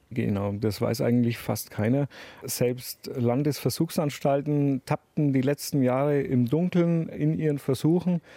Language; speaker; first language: German; native; German